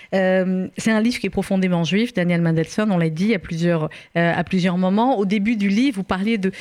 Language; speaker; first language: French; native; French